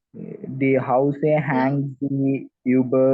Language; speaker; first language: German; non-native, learner; Malayalam